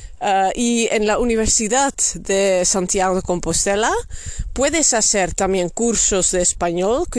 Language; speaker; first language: Spanish; non-native, fluent; Dutch